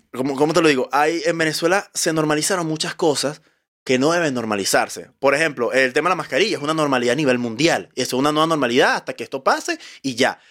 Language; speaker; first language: Spanish; native; Spanish